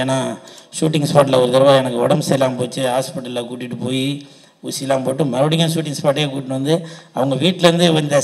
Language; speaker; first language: Tamil; native; Tamil